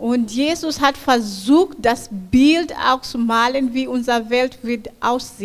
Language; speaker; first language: German; non-native, fluent; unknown